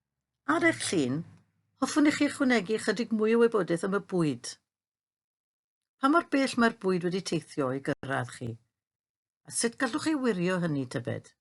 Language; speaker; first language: Welsh; native; Welsh